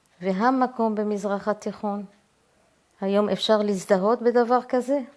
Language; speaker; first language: Hebrew; early bilingual, heritage; Hebrew